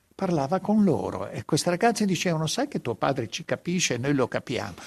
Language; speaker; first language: Italian; non-native, local second language; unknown